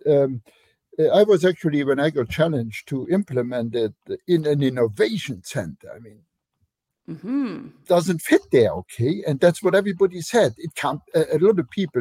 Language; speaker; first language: English; non-native, fluent; Luxembourgish